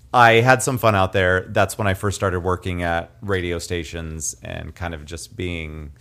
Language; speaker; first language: English; native; English